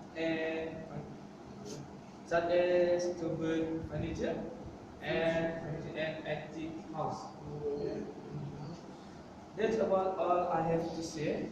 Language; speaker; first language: English; non-native, learner; Malay